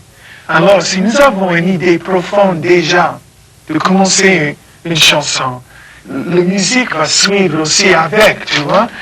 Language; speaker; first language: French; non-native, fluent; English